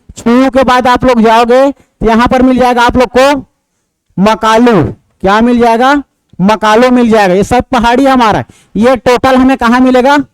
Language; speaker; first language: Hindi; native; Hindi